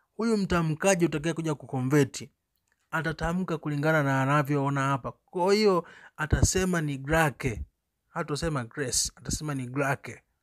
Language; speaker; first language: Swahili; native; Swahili